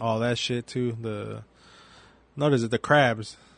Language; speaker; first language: English; early bilingual, other home language; Spanish